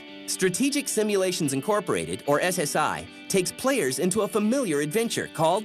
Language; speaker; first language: English; native; English